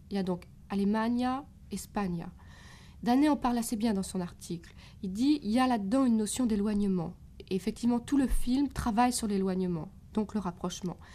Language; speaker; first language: French; native; French